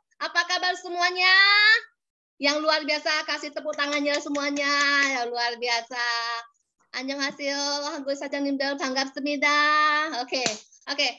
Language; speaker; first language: Indonesian; native; Indonesian